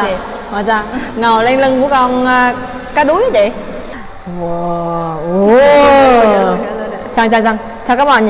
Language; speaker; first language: Korean; non-native, learner; Vietnamese